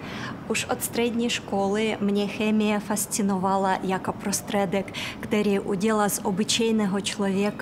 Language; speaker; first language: Czech; non-native, fluent; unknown